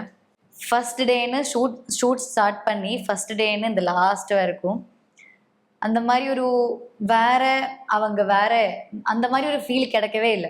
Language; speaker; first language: Tamil; non-native, learner; Malayalam